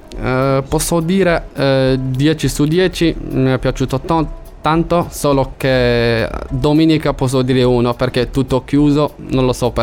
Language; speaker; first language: Italian; non-native, learner; Arabic